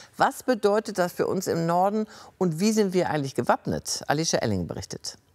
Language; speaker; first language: German; native; German